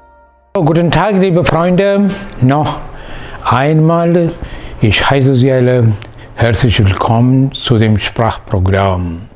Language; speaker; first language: German; non-native, fluent; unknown